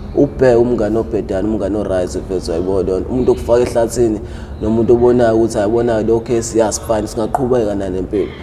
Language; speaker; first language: Zulu; native; Zulu